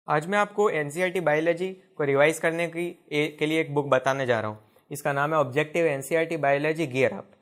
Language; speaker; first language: Hindi; non-native, local second language; Gujarati